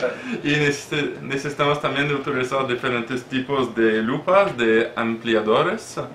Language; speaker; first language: Spanish; non-native, learner; French